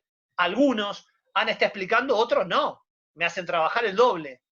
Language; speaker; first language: Spanish; native; Spanish